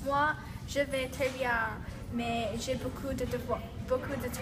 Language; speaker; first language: French; non-native, learner; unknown